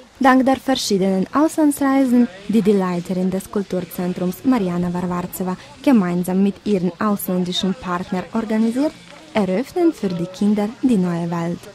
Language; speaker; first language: German; non-native, fluent; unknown